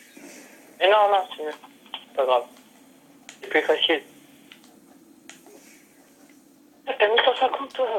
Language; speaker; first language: French; native; French